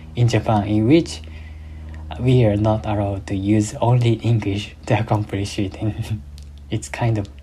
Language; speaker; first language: English; non-native, fluent; Japanese